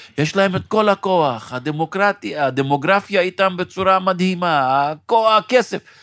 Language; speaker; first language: Hebrew; non-native, local second language; Arabic